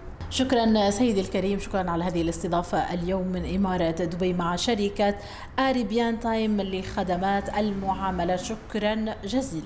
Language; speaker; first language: Arabic; native; Arabic